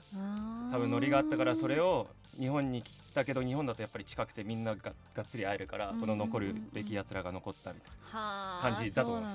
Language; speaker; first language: Japanese; native; Japanese